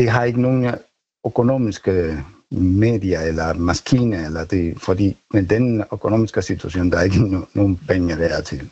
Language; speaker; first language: Danish; non-native, learner; Spanish